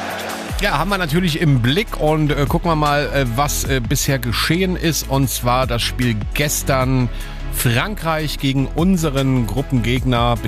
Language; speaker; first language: German; native; German